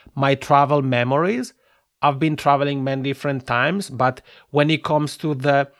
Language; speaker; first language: English; non-native, fluent; Italian